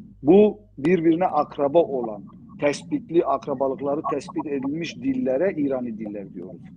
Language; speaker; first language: Turkish; non-native, local second language; Zaza